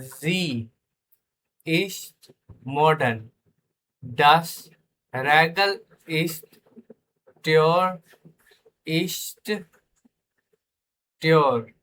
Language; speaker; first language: German; non-native, fluent; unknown